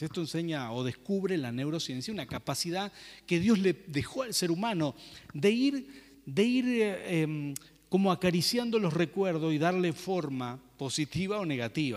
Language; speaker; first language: Spanish; native; Spanish